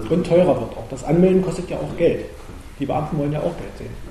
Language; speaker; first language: German; native; German